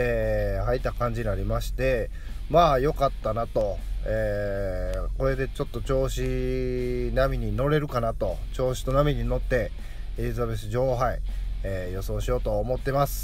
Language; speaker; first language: Japanese; native; Japanese